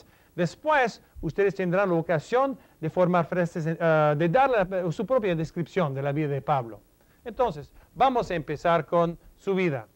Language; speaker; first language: Spanish; non-native, fluent; English